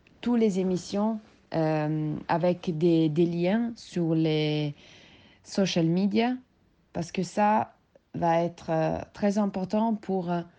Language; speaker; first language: French; non-native, learner; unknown